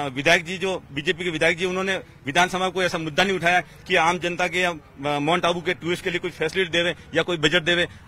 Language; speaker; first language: Hindi; native; Hindi